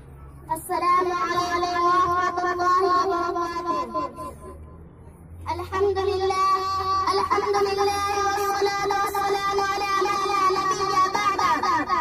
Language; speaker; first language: Arabic; non-native, learner; Urdu